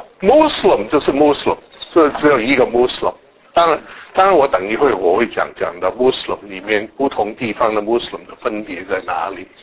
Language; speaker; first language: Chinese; non-native, local second language; Cantonese